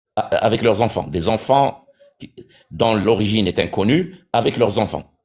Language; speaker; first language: French; non-native, local second language; Arabic